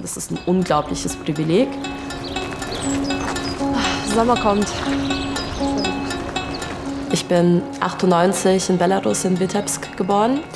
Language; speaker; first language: German; early bilingual, other home language; Russian